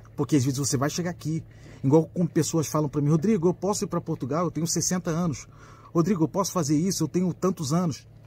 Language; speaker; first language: Portuguese; native; Portuguese